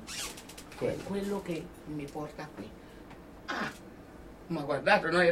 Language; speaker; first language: Italian; non-native, fluent; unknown